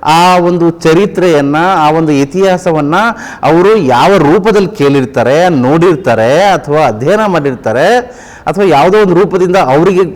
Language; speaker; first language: Kannada; non-native, local second language; Lambadi